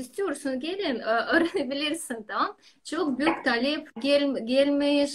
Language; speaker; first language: Turkish; non-native, learner; Russian